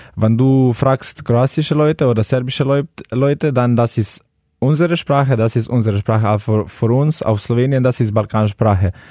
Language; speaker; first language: German; non-native, learner; Slovenian